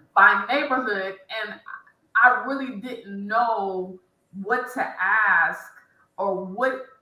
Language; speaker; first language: English; native; English